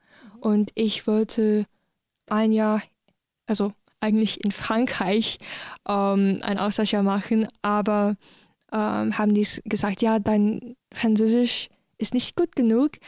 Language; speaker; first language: German; non-native, learner; English